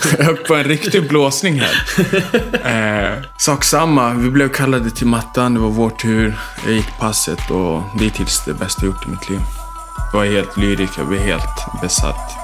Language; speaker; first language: Swedish; early bilingual, other home language; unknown